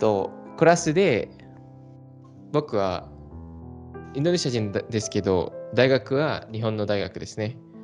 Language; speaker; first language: Japanese; non-native, learner; Indonesian